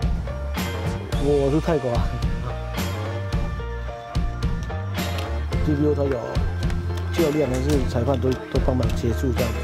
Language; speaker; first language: Chinese; non-native, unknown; Thai